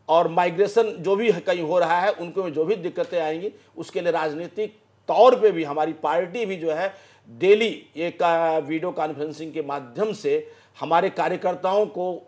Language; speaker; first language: Hindi; native; Hindi